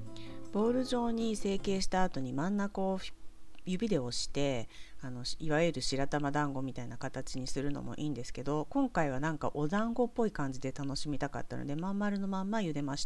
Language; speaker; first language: Japanese; native; Japanese